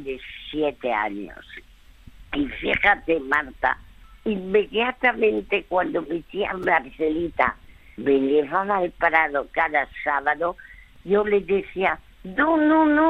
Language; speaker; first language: Spanish; early bilingual, other home language; French